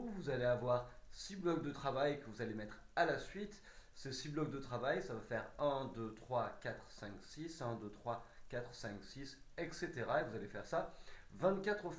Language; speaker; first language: French; native; French